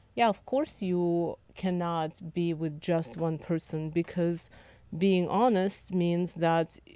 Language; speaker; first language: English; non-native, fluent; Lithuanian